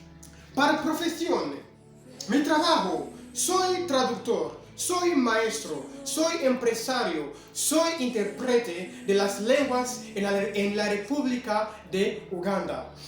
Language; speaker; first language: Spanish; non-native, fluent; French